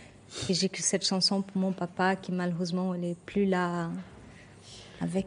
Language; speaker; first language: French; non-native, fluent; Portuguese